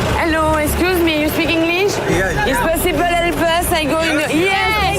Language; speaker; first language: English; non-native, learner; French